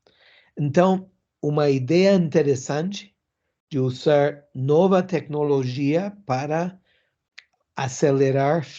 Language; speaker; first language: Portuguese; non-native, learner; English